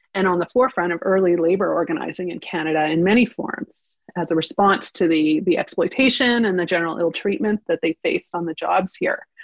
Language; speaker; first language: English; early bilingual, other home language; Ukrainian